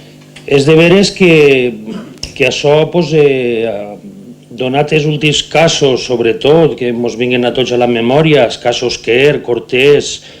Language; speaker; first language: Catalan; native; Catalan